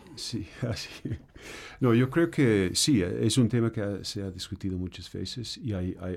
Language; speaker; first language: Spanish; non-native, fluent; English